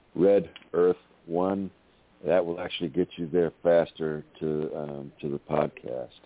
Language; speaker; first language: English; native; English